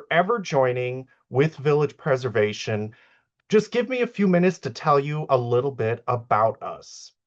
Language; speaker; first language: English; native; English